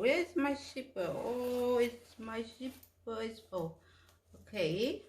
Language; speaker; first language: English; non-native, fluent; Khmer